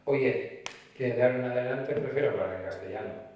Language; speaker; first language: Spanish; native; Spanish